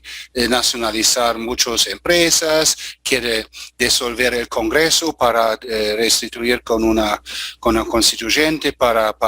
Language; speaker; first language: Spanish; non-native, fluent; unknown